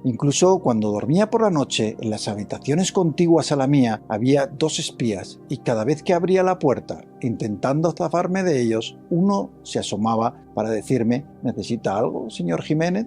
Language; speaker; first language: Spanish; native; Spanish